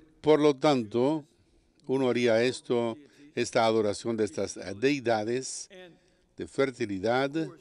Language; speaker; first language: Spanish; non-native, fluent; English